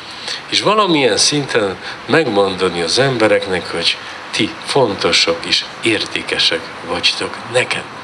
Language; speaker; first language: Hungarian; non-native, learner; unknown